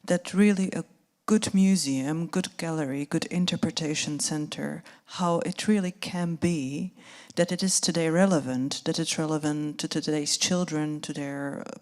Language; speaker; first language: English; non-native, fluent; Czech